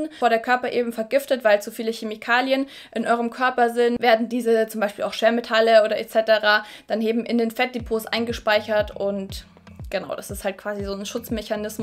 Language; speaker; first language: German; native; German